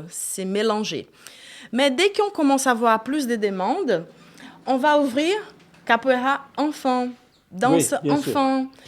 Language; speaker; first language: French; non-native, fluent; Portuguese